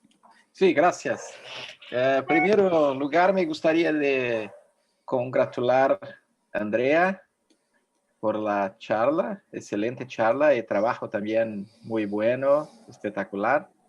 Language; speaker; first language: Spanish; non-native, fluent; Portuguese